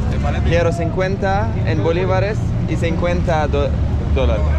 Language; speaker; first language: Spanish; non-native, learner; Arabic